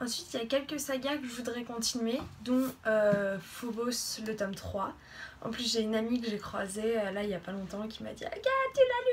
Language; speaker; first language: French; native; French